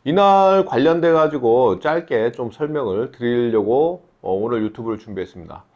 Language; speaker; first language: Korean; native; Korean